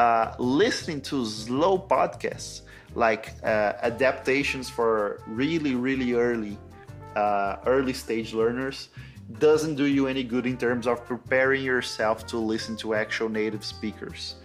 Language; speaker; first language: English; non-native, fluent; Portuguese